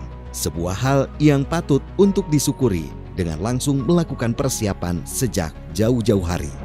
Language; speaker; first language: Indonesian; native; Indonesian